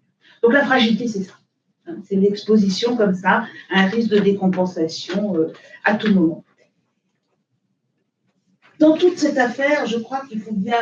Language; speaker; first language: French; native; French